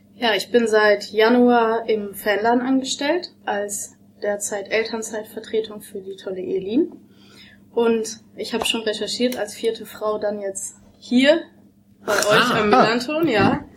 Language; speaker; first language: German; native; German